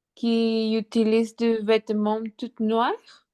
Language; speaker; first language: French; non-native, learner; Spanish